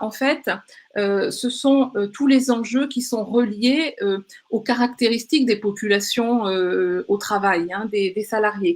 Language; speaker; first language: French; native; French